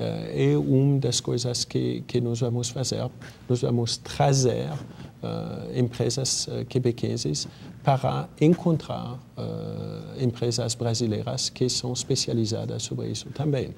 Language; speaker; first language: Portuguese; non-native, fluent; French